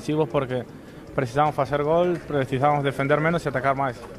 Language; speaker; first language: Portuguese; non-native, fluent; Spanish